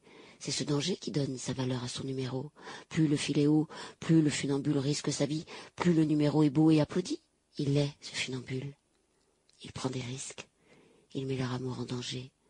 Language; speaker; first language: French; native; French